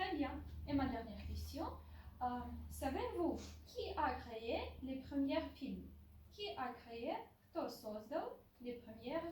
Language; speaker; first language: French; non-native, fluent; Ukrainian